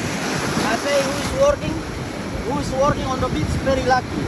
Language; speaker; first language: English; non-native, learner; Indonesian